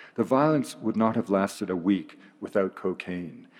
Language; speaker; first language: English; native; English